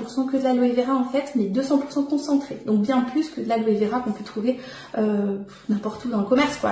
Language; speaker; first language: French; native; French